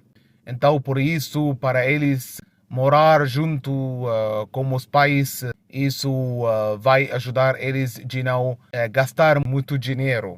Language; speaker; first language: Portuguese; non-native, fluent; Arabic